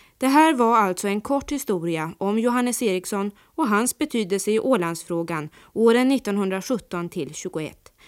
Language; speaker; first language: Swedish; native; Swedish